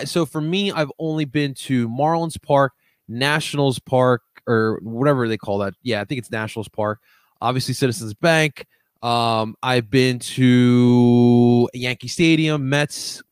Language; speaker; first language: English; early bilingual, other home language; Spanish